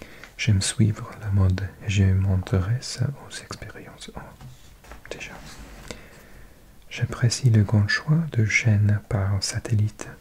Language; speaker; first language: French; non-native, learner; English